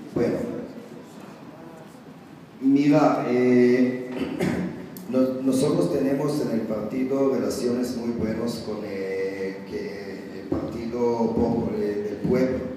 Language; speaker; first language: Spanish; non-native, learner; Hebrew